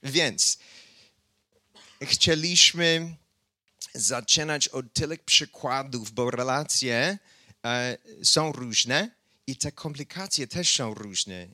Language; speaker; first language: Polish; non-native, fluent; English